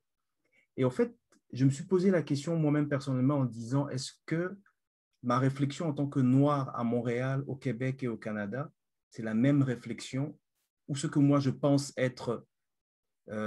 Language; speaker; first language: French; non-native, local second language; Lingala